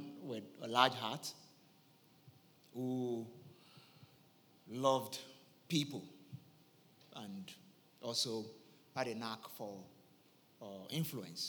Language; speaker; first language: English; non-native, local second language; Yoruba